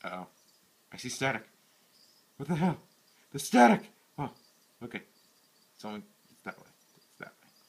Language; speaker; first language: English; native; English